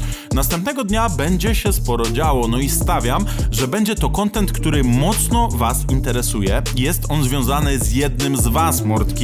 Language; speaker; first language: Polish; native; Polish